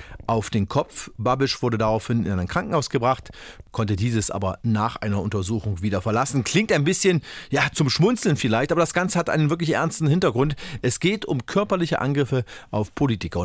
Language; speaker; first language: German; native; German